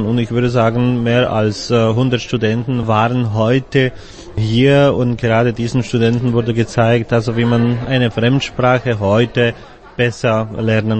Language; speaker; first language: German; non-native, fluent; Slovak